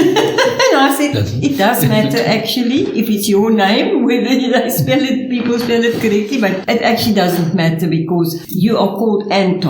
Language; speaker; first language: English; non-native, local second language; Afrikaans